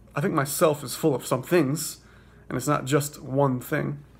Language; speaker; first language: English; native; English